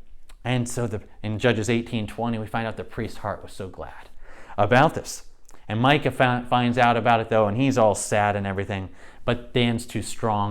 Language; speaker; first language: English; native; English